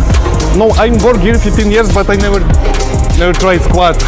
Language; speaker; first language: English; non-native, learner; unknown